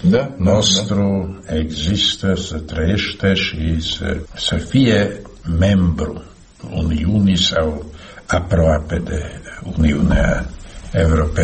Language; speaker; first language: Romanian; non-native, learner; Slovak